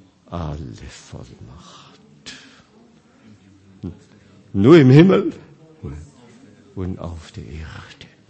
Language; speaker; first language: German; non-native, fluent; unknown